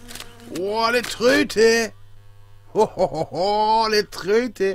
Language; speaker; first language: German; native; German